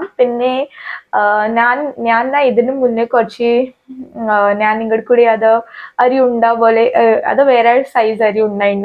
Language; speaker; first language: Malayalam; non-native, learner; Hindi